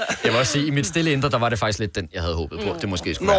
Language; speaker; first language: Danish; native; Danish